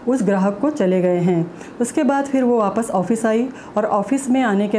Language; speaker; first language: Hindi; non-native, local second language; Marathi